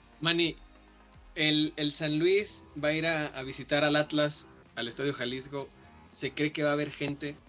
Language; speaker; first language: Spanish; native; Spanish